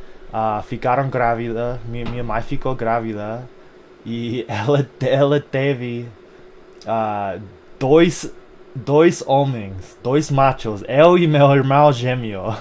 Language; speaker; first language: Portuguese; non-native, fluent; English